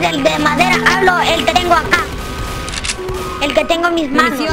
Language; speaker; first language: Spanish; native; Spanish